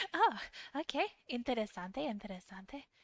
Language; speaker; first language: Spanish; non-native, fluent; English